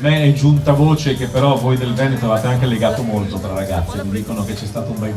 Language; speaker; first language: Italian; native; Italian